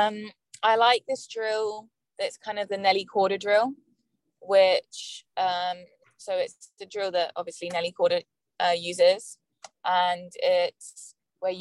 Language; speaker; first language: English; native; English